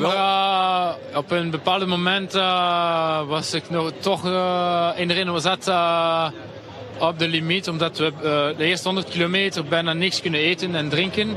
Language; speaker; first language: Dutch; non-native, local second language; French